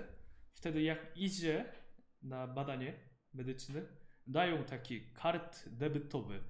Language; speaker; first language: Polish; non-native, learner; Korean